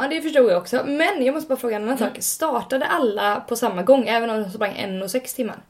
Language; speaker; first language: Swedish; native; Swedish